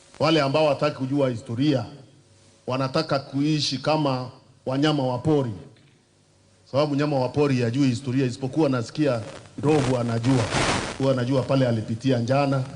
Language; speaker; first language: Swahili; non-native, local second language; Meru